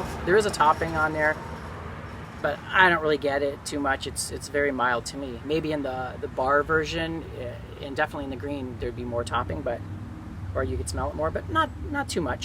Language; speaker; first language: English; native; English